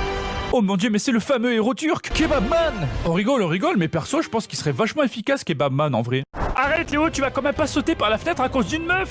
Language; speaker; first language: French; native; French